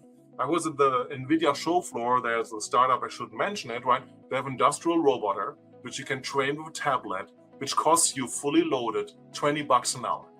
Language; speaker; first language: English; non-native, fluent; German